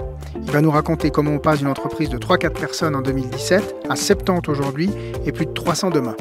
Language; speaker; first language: French; native; French